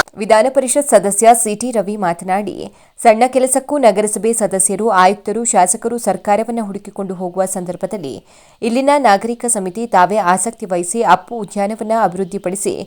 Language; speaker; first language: Kannada; native; Kannada